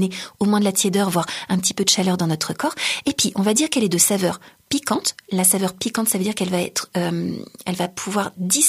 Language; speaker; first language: French; native; French